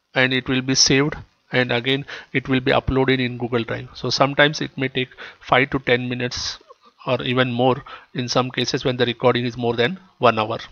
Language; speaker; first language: English; non-native, local second language; Kannada